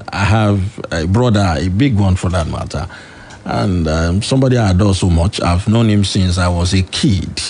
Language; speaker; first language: English; non-native, local second language; Yoruba